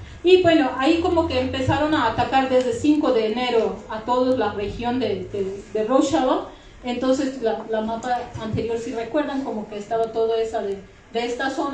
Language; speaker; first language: Spanish; non-native, fluent; Kurdish